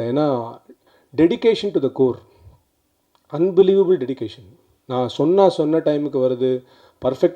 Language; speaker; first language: Tamil; native; Tamil